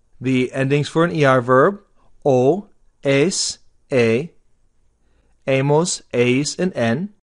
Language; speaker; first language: English; native; English